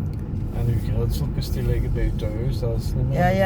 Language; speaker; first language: Dutch; native; Dutch